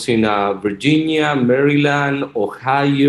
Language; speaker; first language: English; non-native, fluent; Spanish